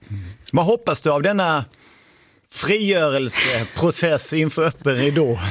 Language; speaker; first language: Swedish; native; Swedish